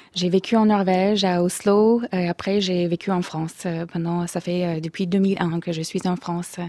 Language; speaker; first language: French; non-native, fluent; English